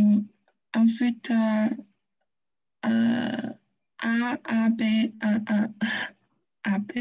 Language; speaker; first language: French; non-native, fluent; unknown